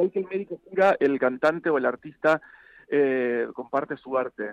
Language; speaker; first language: Spanish; native; Spanish